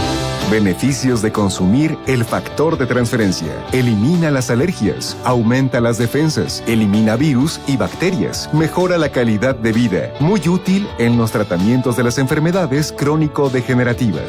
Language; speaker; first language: Spanish; native; Spanish